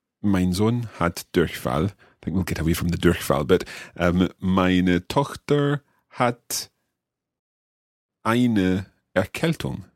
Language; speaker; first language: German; non-native, learner; English